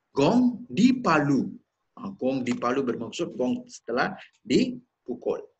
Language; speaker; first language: Malay; non-native, local second language; Tamil